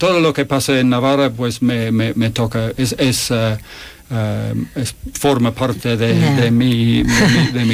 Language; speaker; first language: Spanish; non-native, fluent; English